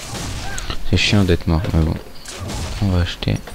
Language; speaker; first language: French; native; French